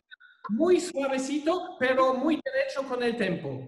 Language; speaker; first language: Spanish; non-native, fluent; German